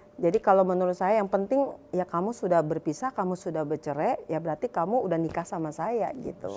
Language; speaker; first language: Indonesian; native; Indonesian